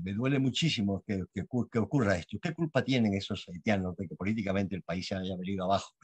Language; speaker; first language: Spanish; native; Spanish